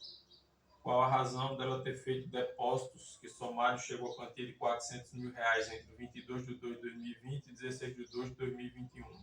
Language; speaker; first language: Portuguese; native; Portuguese